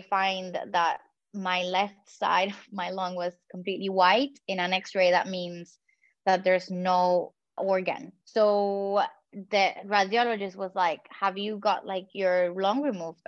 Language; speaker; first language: English; non-native, fluent; Spanish